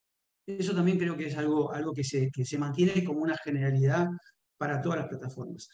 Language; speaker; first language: Spanish; native; Spanish